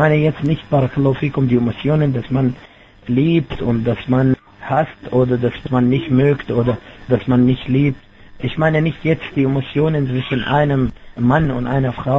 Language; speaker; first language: German; non-native, fluent; Arabic